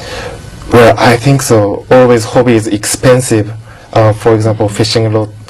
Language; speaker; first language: English; non-native, learner; Japanese